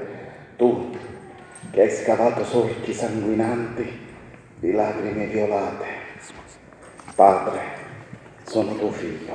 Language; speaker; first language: Italian; native; Italian